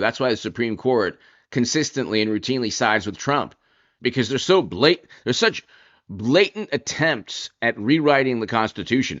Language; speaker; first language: English; native; English